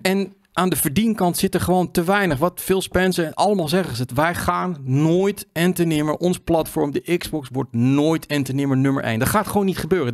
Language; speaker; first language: Dutch; native; Dutch